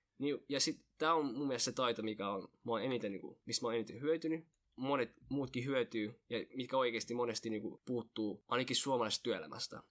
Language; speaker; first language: Finnish; early bilingual, other home language; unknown